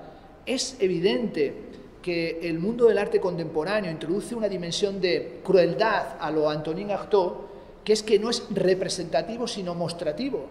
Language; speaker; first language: Spanish; native; Spanish